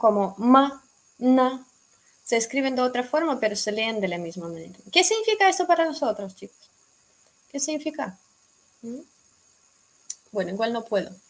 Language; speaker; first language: Spanish; non-native, fluent; Russian